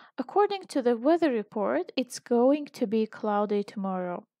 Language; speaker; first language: English; non-native, fluent; Azerbaijani